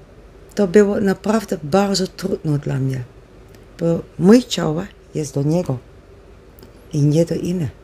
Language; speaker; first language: Polish; non-native, learner; Dutch